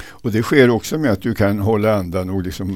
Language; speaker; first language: Swedish; native; Swedish